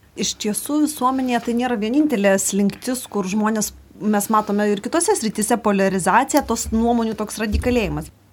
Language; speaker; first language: Lithuanian; native; Lithuanian